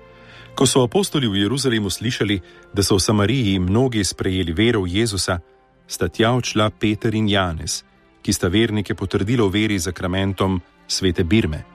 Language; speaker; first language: Slovenian; native; Slovenian